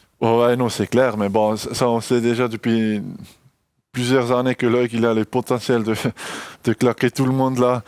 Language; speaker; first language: French; non-native, local second language; German